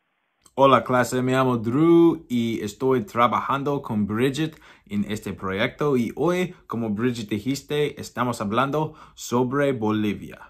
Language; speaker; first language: Spanish; non-native, learner; English